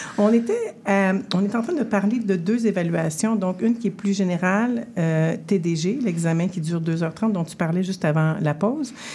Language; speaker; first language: French; native; French